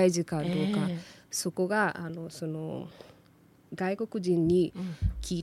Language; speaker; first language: Japanese; non-native, learner; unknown